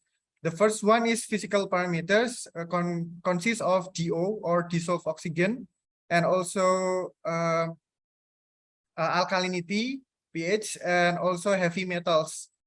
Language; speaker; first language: English; non-native, fluent; Indonesian